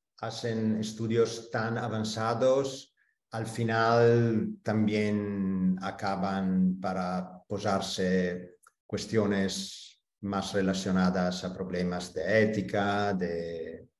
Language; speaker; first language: Spanish; non-native, fluent; Italian